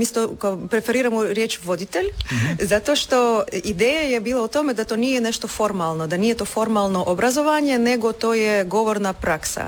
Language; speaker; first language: Croatian; non-native, fluent; Russian